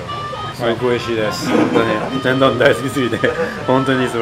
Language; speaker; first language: Japanese; non-native, learner; French